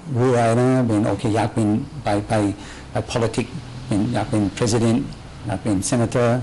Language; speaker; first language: Thai; non-native, learner; English